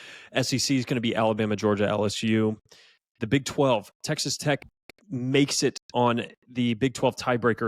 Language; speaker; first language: English; native; English